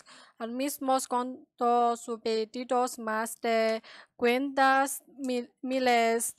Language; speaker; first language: Spanish; non-native, learner; Chinese